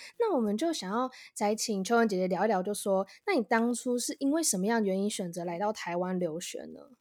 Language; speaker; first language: Chinese; native; Chinese